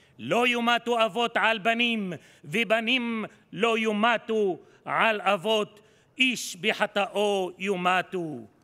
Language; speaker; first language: Hebrew; non-native, local second language; Arabic